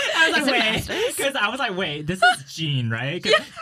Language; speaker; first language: English; early bilingual, other home language; Chinese